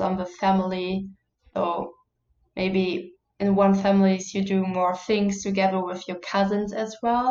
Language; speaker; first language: English; non-native, fluent; German